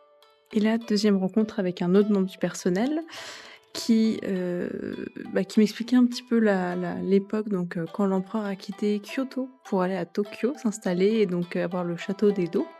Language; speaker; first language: French; native; French